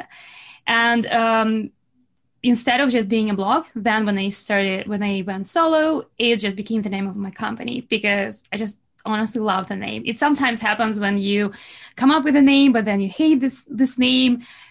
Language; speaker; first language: English; non-native, fluent; Russian